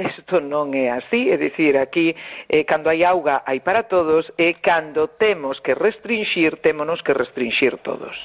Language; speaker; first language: Galician; native; Galician